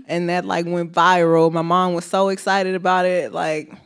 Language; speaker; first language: English; native; English